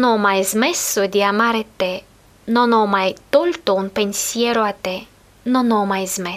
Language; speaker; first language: Italian; non-native, fluent; Russian